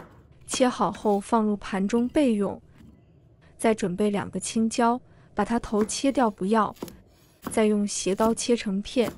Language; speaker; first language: Chinese; native; Chinese